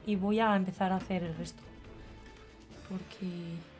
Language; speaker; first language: Spanish; native; Spanish